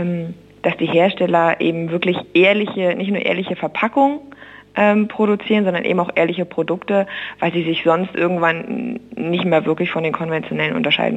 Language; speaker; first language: German; native; German